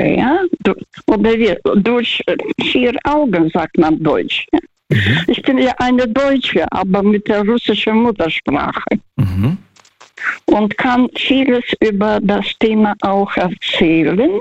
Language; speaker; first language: German; non-native, fluent; Russian